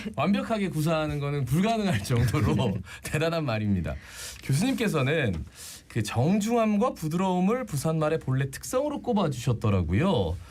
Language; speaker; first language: Korean; native; Korean